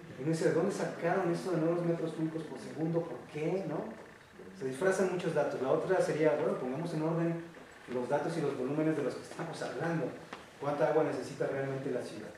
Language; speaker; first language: Spanish; native; Spanish